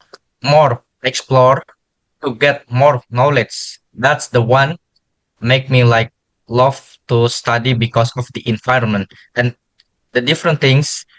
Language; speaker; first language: English; non-native, learner; Indonesian